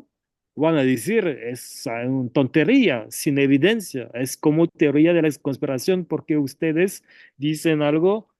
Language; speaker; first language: Spanish; non-native, fluent; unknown